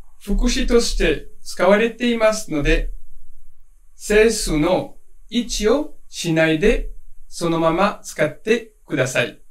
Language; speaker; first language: Japanese; non-native, fluent; French